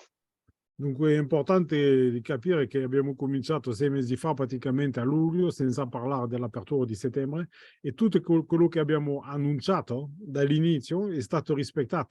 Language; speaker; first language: Italian; non-native, fluent; French